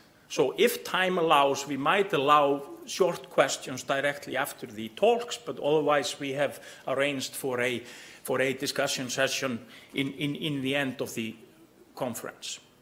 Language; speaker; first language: English; non-native, fluent; Icelandic